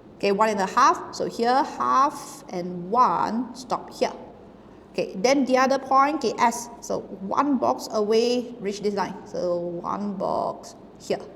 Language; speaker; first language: English; non-native, local second language; Chinese